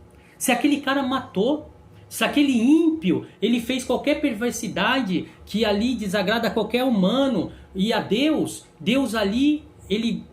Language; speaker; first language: Portuguese; native; Portuguese